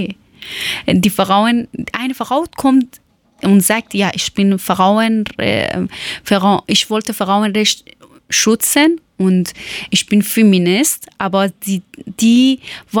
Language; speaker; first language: German; non-native, learner; Persian